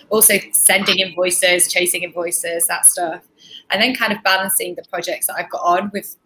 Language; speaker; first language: English; native; English